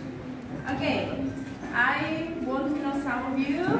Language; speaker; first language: English; non-native, fluent; Indonesian